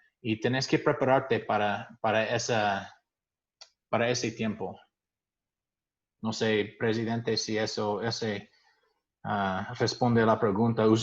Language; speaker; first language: Spanish; non-native, fluent; English